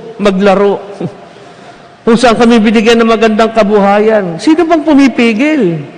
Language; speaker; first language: Filipino; native; Filipino